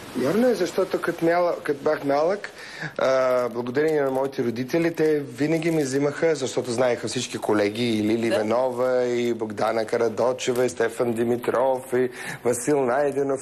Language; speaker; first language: Bulgarian; early bilingual, heritage; Russian